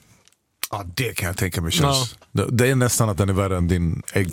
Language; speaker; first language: Swedish; native; Swedish